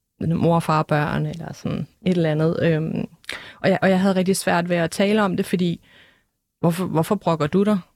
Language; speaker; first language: Danish; early bilingual, other home language; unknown